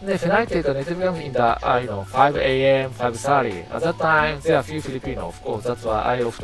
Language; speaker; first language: English; non-native, learner; Japanese